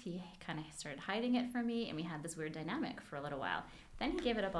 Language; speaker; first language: English; native; English